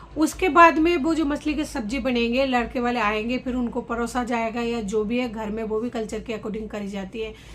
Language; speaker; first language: Hindi; non-native, local second language; Bangla